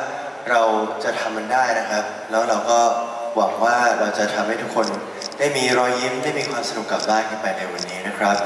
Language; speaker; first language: Thai; native; Thai